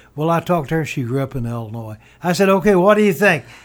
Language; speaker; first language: English; native; English